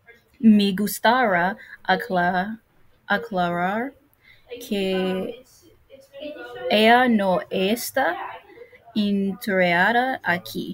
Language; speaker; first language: Spanish; non-native, learner; English